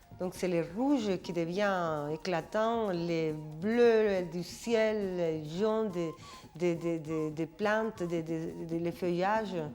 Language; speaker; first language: French; non-native, fluent; Spanish